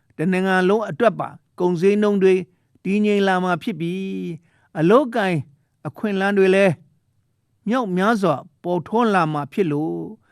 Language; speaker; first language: Burmese; non-native, local second language; Shan